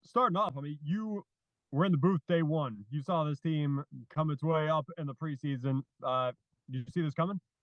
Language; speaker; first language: English; native; English